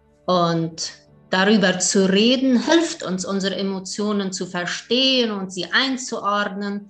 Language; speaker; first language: German; early bilingual, heritage; German